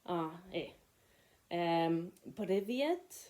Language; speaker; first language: Arabic; non-native, learner; German